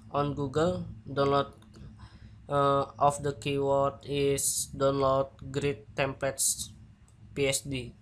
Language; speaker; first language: English; non-native, learner; Indonesian